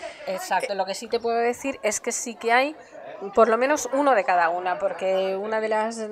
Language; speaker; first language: Spanish; native; Spanish